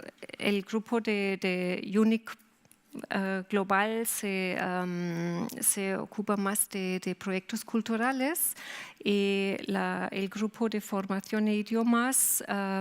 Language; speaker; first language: Spanish; non-native, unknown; German